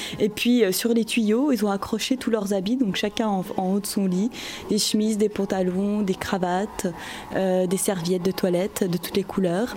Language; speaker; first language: French; native; French